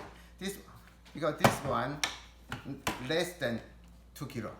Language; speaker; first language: English; non-native, learner; Chinese